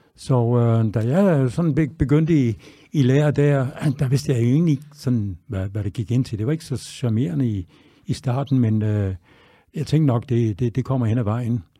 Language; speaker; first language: Danish; native; Danish